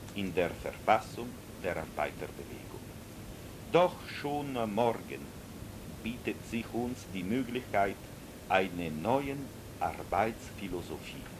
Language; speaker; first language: German; non-native, local second language; Italian